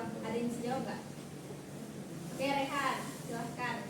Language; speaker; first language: Indonesian; native; Indonesian